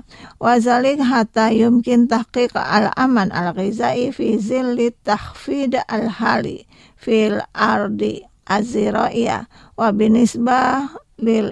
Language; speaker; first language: Arabic; non-native, fluent; Indonesian